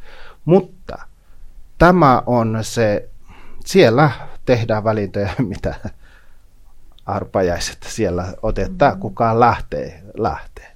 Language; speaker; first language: Finnish; non-native, fluent; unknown